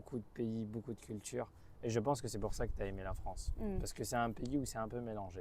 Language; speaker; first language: French; native; French